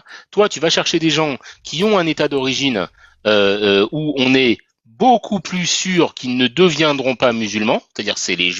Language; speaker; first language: French; native; French